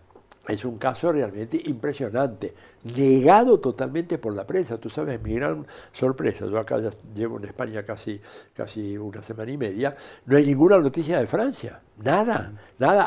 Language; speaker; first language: Spanish; native; Spanish